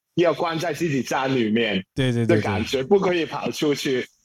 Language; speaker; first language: Chinese; non-native, local second language; Cantonese